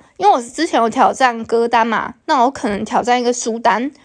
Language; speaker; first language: Chinese; non-native, local second language; Min Nan Chinese